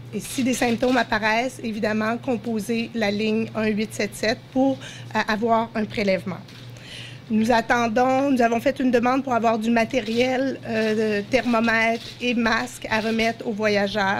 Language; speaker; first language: French; native; French